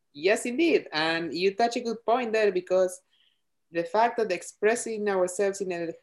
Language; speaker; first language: English; non-native, fluent; Spanish